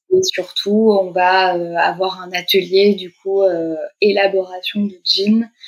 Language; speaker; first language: French; native; French